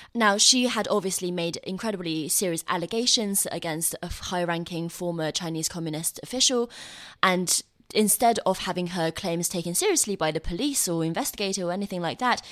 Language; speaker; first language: English; non-native, fluent; Chinese